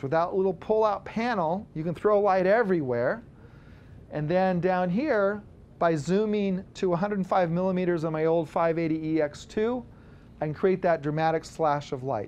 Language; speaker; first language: English; native; English